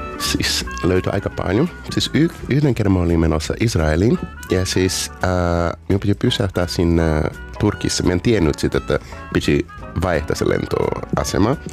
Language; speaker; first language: Finnish; non-native, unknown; Portuguese